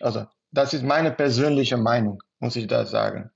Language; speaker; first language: German; non-native, fluent; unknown